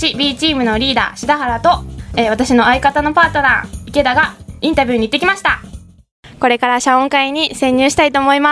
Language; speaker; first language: Japanese; native; Japanese